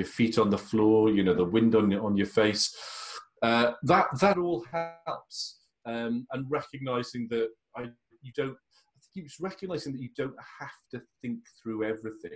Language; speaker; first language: English; native; English